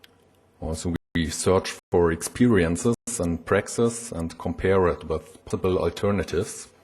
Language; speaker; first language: English; non-native, fluent; German